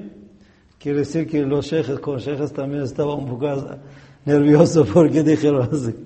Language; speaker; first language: Spanish; non-native, fluent; Persian